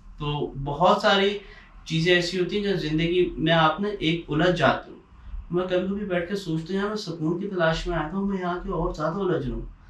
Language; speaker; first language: Urdu; native; Urdu